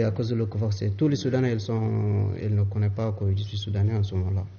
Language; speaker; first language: French; non-native, learner; Arabic